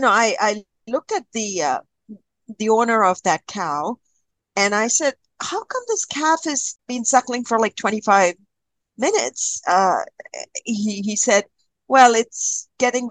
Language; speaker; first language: English; non-native, local second language; Malayalam